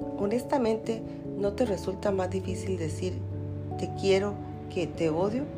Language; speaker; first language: Spanish; native; Spanish